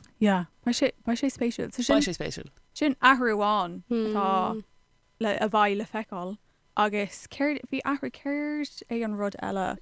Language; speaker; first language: Irish; non-native, local second language; English